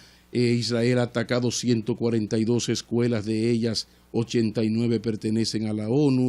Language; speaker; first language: Spanish; native; Spanish